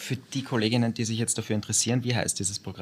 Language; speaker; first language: German; native; German